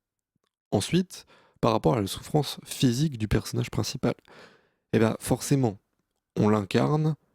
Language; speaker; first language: French; native; French